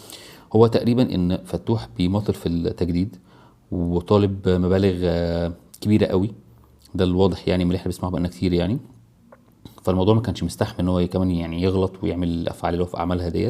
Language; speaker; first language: Arabic; native; Arabic